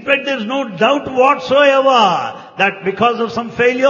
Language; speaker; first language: English; non-native, local second language; Telugu